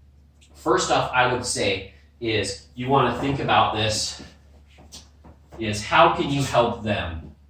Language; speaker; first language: English; native; English